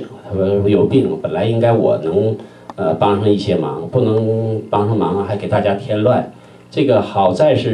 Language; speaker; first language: Chinese; native; Chinese